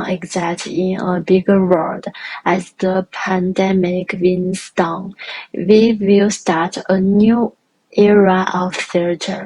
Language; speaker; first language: English; non-native, learner; Chinese